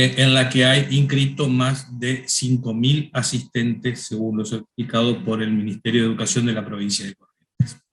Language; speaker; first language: Spanish; native; Spanish